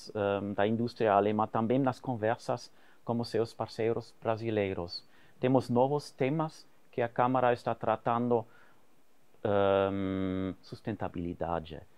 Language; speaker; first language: Portuguese; non-native, fluent; German